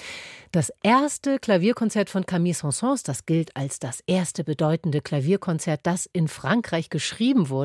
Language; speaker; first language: German; native; German